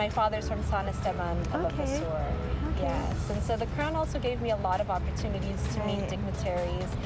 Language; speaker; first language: English; early bilingual, other home language; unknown